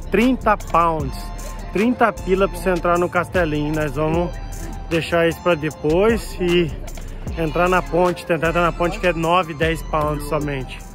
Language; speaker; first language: Portuguese; native; Portuguese